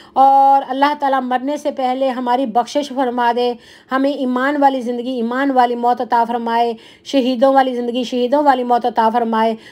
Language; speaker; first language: Urdu; non-native, local second language; Punjabi